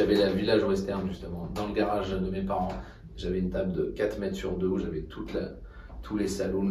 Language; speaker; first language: French; native; French